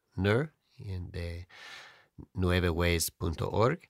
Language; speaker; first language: Spanish; non-native, fluent; English